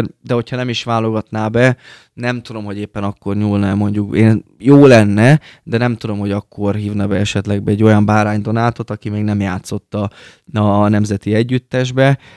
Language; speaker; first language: Hungarian; native; Hungarian